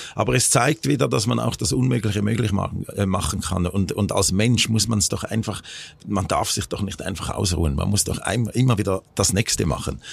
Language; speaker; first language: German; native; German